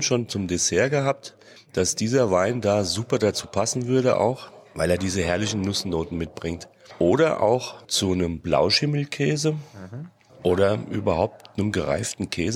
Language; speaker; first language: German; native; German